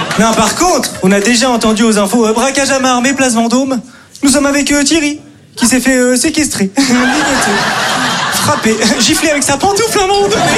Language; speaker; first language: French; native; French